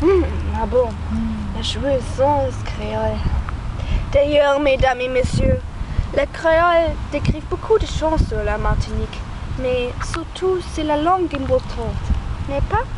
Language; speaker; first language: French; non-native, learner; German